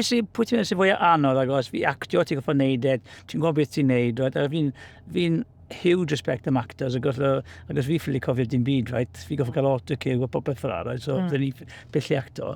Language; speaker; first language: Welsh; native; Welsh